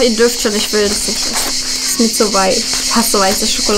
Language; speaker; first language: German; native; German